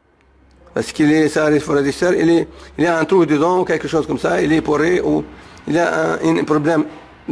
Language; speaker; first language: French; non-native, learner; Arabic